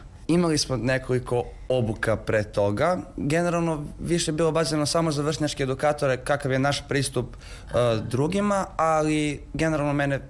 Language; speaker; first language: Serbian; native; Serbian